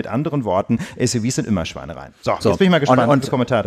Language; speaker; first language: German; native; German